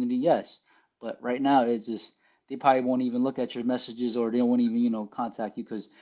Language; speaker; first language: English; early bilingual, other home language; Filipino